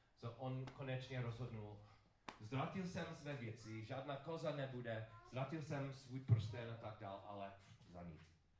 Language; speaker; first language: Czech; non-native, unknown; English